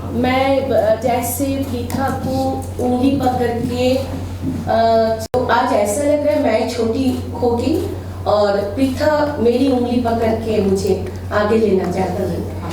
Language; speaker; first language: Hindi; non-native, local second language; Bangla